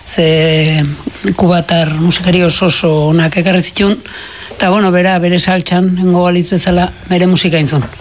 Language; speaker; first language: Basque; native; Basque